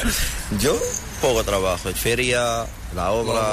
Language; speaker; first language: Spanish; non-native, learner; Arabic